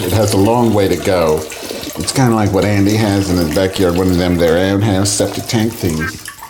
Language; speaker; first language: English; native; English